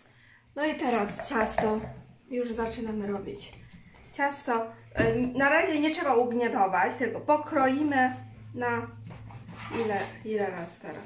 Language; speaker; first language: Polish; non-native, learner; Chinese